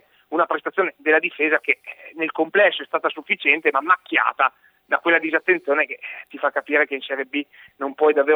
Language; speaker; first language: Italian; native; Italian